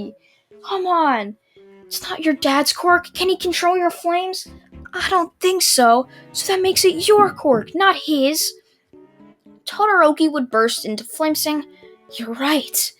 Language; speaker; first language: English; native; English